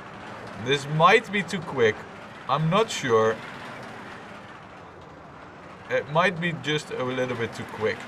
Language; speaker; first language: English; non-native, fluent; Dutch